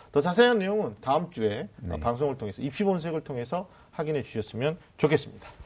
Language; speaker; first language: Korean; native; Korean